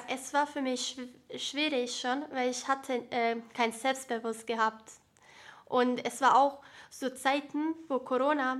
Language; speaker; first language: German; early bilingual, other home language; Bosnian